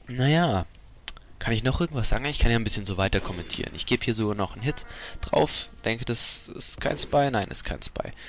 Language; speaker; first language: German; native; German